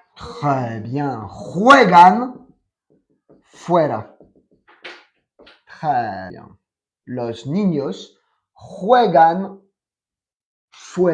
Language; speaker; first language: Spanish; non-native, fluent; French